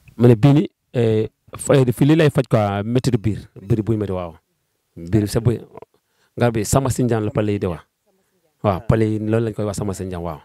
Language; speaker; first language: Wolof; non-native, local second language; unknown